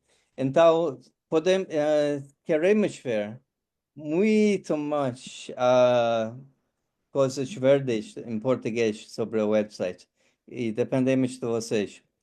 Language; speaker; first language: Portuguese; non-native, fluent; English